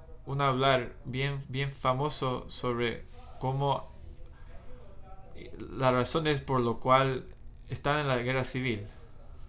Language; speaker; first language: Spanish; non-native, fluent; English